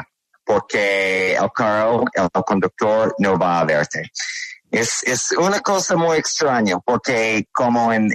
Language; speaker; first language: Spanish; non-native, learner; English